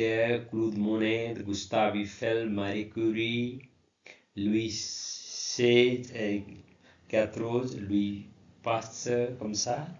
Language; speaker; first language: French; non-native, learner; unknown